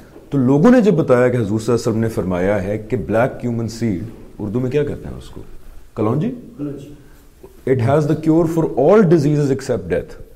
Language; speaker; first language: Urdu; native; Urdu